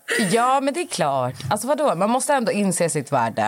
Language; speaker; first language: Swedish; native; Swedish